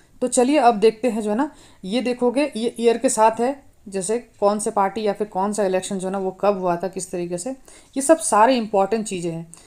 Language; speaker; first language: Hindi; non-native, local second language; Nepali